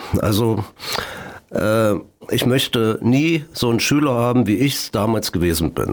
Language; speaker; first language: German; native; German